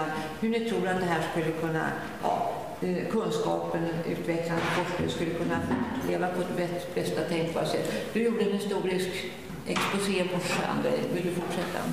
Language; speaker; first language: Swedish; native; Swedish